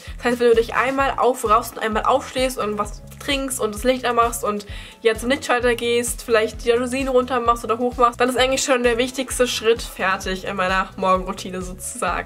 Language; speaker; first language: German; native; German